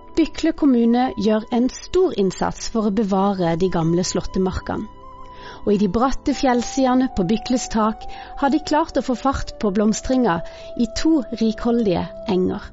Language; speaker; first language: Norwegian; native; Norwegian